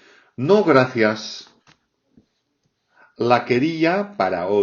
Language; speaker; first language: Spanish; non-native, fluent; French